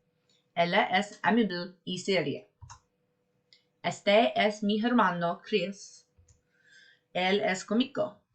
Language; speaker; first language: Spanish; non-native, learner; English